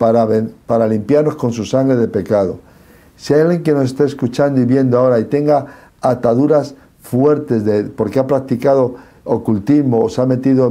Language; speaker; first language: Spanish; native; Spanish